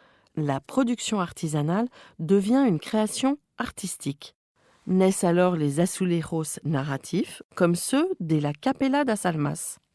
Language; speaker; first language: French; native; French